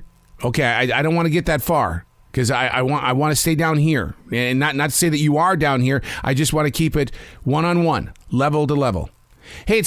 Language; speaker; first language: English; native; English